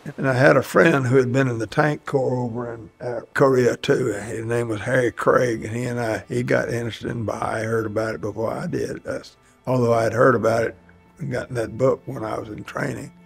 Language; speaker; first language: English; native; English